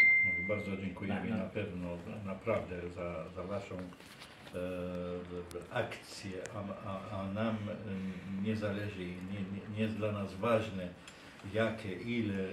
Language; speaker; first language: Polish; non-native, fluent; Arabic